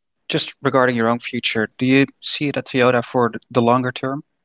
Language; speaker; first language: English; non-native, fluent; Dutch